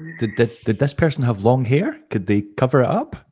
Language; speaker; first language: English; native; English